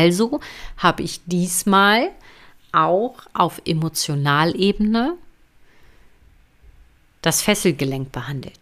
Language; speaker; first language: German; native; German